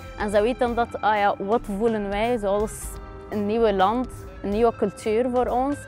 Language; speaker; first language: Dutch; non-native, learner; Arabic